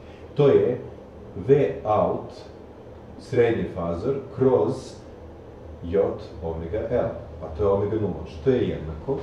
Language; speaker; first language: Serbian; native; Serbian